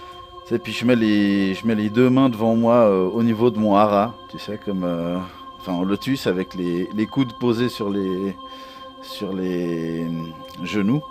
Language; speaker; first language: French; native; French